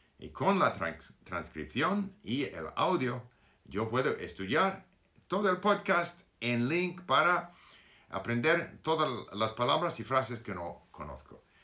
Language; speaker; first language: Spanish; non-native, fluent; English